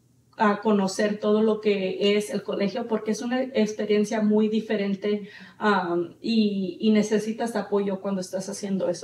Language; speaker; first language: Spanish; early bilingual, heritage; Spanish